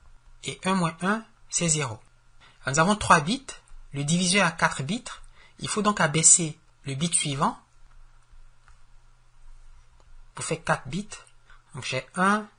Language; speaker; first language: French; native; French